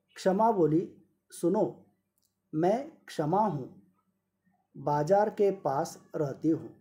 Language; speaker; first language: Hindi; non-native, local second language; Marathi